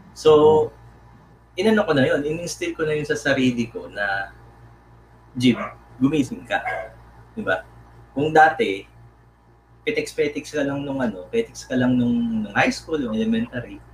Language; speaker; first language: Filipino; non-native, local second language; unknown